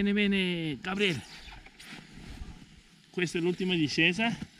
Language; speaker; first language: Italian; native; Italian